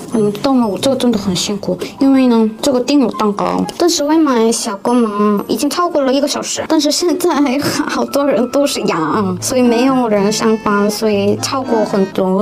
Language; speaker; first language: Chinese; non-native, learner; Korean